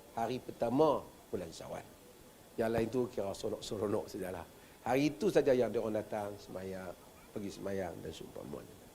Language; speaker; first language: Malay; native; Malay